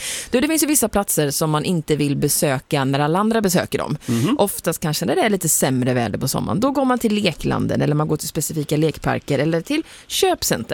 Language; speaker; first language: Swedish; native; Swedish